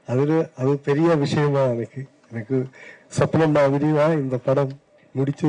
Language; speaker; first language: Tamil; non-native, learner; Malayalam